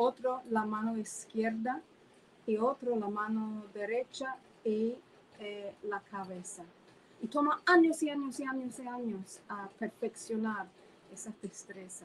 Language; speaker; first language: Spanish; non-native, fluent; English